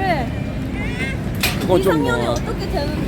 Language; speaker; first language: Korean; non-native, fluent; Vietnamese